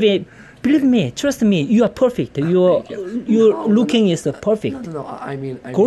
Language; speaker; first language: English; non-native, learner; Korean